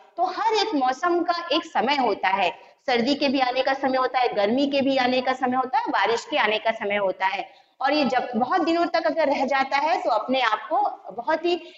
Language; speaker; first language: Hindi; non-native, local second language; Gujarati